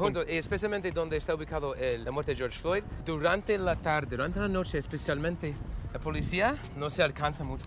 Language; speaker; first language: Spanish; non-native, fluent; English